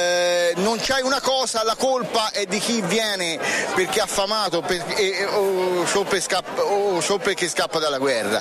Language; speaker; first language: Italian; native; Italian